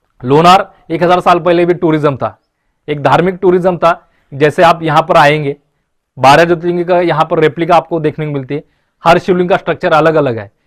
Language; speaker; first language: Hindi; non-native, local second language; Marathi